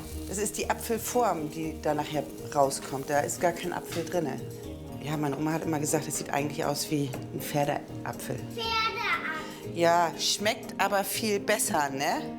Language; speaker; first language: German; native; German